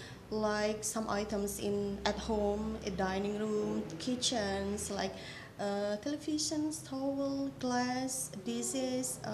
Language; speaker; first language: English; non-native, fluent; Indonesian